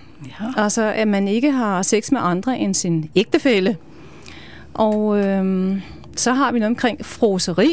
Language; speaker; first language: Danish; native; Danish